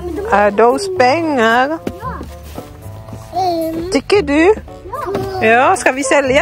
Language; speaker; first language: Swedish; non-native, learner; Filipino